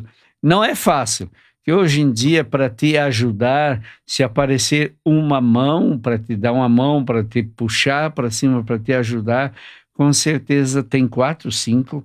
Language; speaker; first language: Portuguese; native; Portuguese